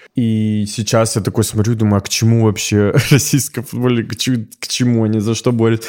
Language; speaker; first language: Russian; native; Russian